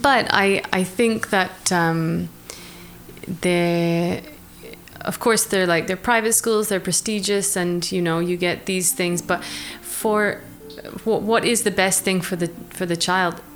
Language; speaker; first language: English; native; English